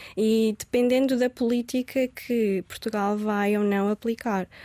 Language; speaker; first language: Portuguese; early bilingual, other home language; Romanian